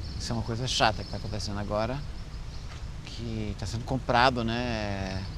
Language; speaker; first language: Portuguese; early bilingual, other home language; English